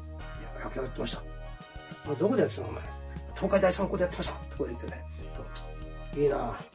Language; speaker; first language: Japanese; native; Japanese